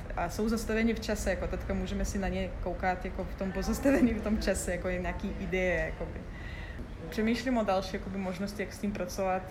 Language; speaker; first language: Czech; non-native, fluent; Lithuanian